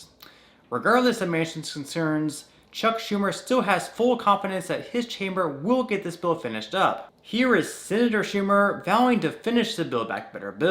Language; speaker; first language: English; native; English